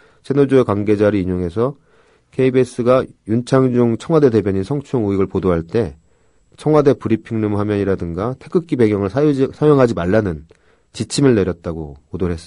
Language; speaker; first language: Korean; native; Korean